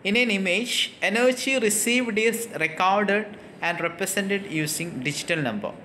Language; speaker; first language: English; non-native, local second language; Malayalam